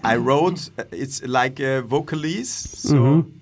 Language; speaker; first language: English; non-native, learner; German